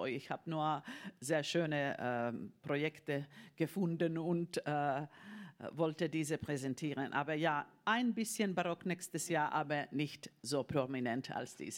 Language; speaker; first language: German; non-native, fluent; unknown